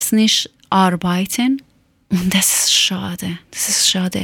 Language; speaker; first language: German; non-native, learner; Persian